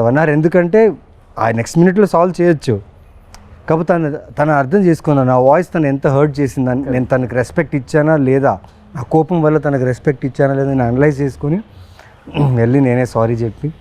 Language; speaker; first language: Telugu; native; Telugu